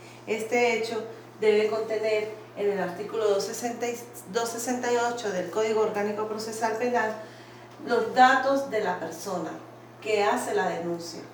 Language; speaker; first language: Spanish; native; Spanish